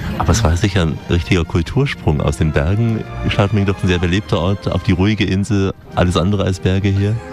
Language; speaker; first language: German; native; German